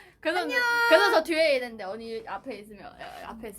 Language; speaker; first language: Korean; non-native, learner; Chinese